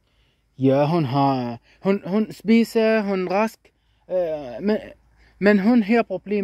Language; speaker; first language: Danish; non-native, learner; Arabic